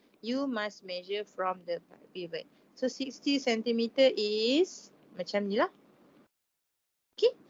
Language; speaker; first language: English; non-native, local second language; Malay